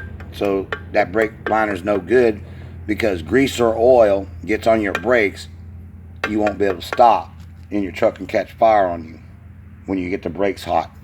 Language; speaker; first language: English; native; English